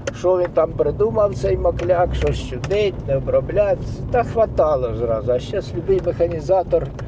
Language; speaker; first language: Ukrainian; native; Ukrainian